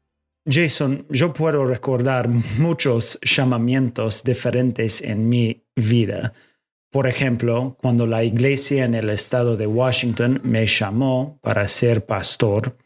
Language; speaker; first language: Spanish; non-native, fluent; English